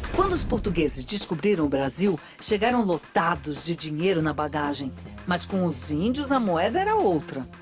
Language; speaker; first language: Portuguese; native; Portuguese